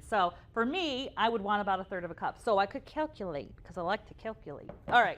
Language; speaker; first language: English; native; English